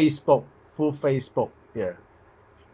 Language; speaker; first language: English; non-native, local second language; Cantonese